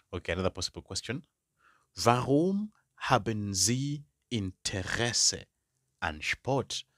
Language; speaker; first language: German; non-native, fluent; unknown